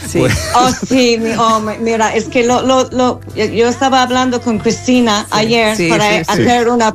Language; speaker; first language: Spanish; non-native, fluent; English